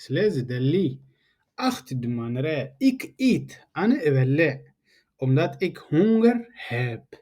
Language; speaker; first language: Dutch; non-native, learner; Tigrinya